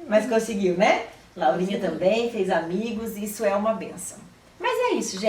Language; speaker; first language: Portuguese; native; Portuguese